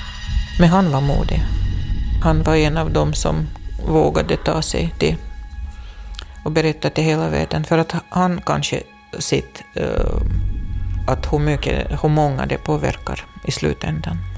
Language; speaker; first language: Swedish; non-native, fluent; Russian